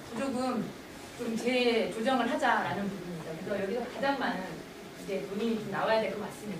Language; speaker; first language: Korean; native; Korean